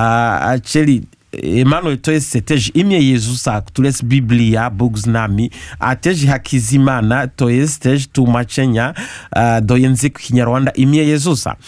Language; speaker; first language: Polish; non-native, learner; Kinyarwanda